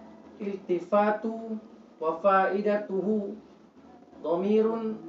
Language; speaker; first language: Arabic; non-native, learner; Indonesian